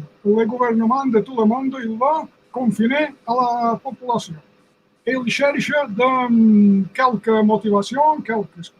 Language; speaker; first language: French; non-native, fluent; Spanish